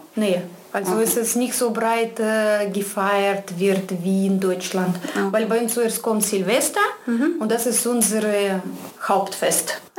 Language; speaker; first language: German; non-native, fluent; Russian